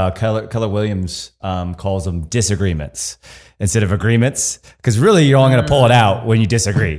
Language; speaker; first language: English; native; English